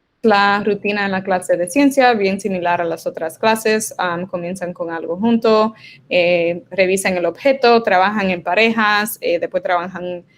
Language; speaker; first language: Spanish; early bilingual, other home language; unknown